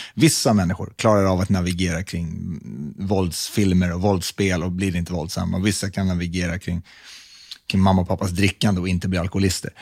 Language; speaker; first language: Swedish; native; Swedish